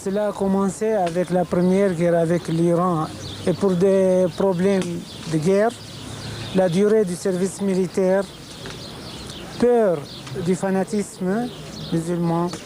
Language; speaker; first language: French; non-native, fluent; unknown